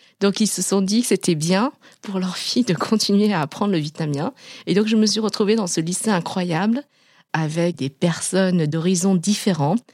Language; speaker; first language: French; early bilingual, other home language; Vietnamese